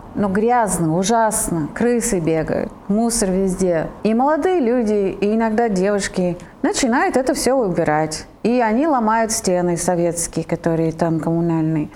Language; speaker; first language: Russian; non-native, fluent; Italian